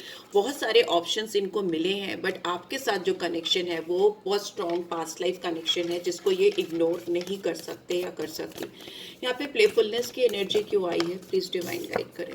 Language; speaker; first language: Hindi; native; Hindi